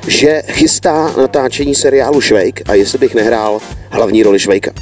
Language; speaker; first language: Czech; native; Czech